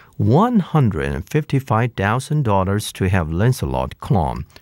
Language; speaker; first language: English; non-native, fluent; Chinese